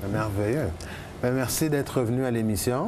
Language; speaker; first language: French; native; French